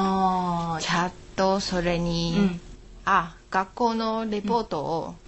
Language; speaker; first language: Japanese; non-native, learner; Chinese